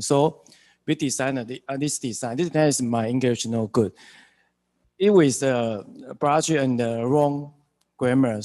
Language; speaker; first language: English; non-native, learner; Chinese